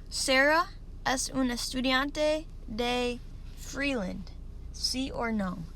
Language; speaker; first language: Spanish; non-native, learner; English